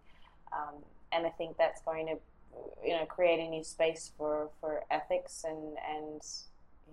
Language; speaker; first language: English; native; English